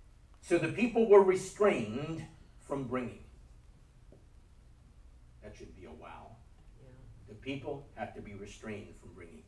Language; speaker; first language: English; native; English